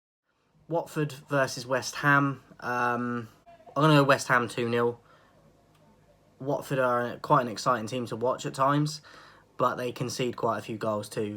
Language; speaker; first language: English; native; English